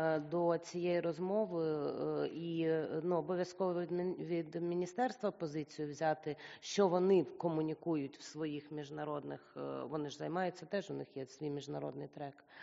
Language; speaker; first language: Ukrainian; native; Ukrainian